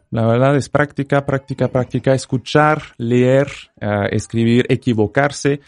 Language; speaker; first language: Spanish; non-native, fluent; French